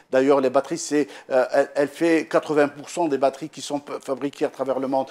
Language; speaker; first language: French; non-native, local second language; Arabic